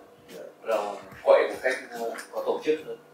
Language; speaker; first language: Vietnamese; native; Vietnamese